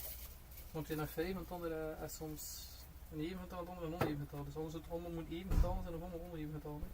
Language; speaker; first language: Dutch; native; Dutch